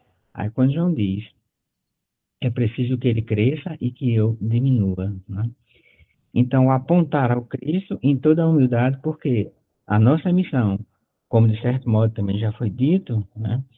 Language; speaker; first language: Portuguese; native; Portuguese